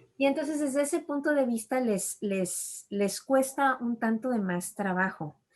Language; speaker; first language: Spanish; native; Spanish